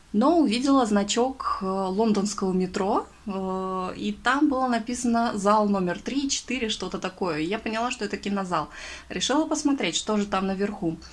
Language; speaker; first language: Russian; native; Russian